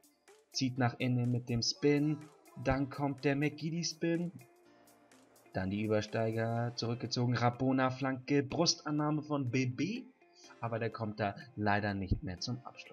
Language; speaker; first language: German; native; German